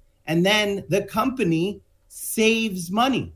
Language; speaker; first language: English; native; English